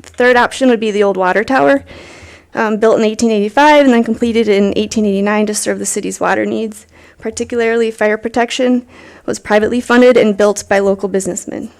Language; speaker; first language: English; native; English